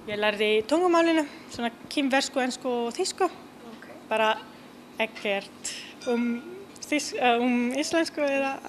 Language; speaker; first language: Icelandic; non-native, learner; Italian